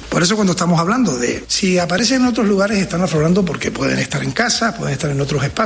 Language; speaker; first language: Spanish; native; Spanish